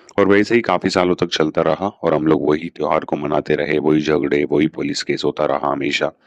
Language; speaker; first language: Hindi; non-native, local second language; Telugu